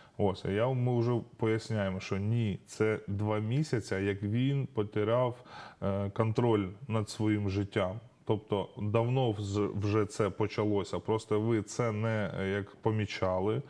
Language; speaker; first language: Ukrainian; non-native, local second language; Russian